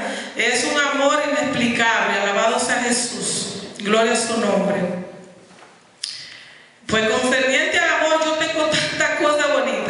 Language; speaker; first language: Spanish; native; Spanish